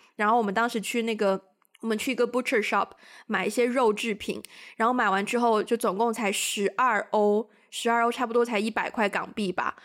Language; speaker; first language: Chinese; native; Chinese